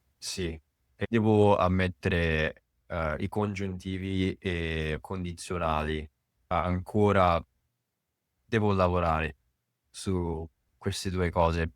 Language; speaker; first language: Italian; non-native, fluent; Japanese